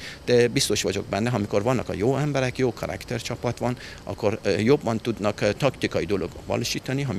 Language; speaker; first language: Hungarian; non-native, learner; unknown